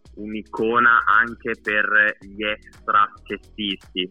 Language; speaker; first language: Italian; native; Italian